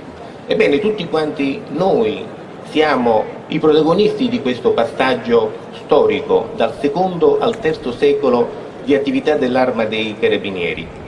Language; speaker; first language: Italian; native; Italian